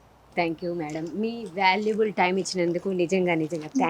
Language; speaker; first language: Telugu; native; Telugu